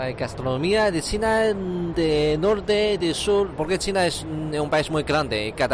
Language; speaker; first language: Spanish; non-native, fluent; Chinese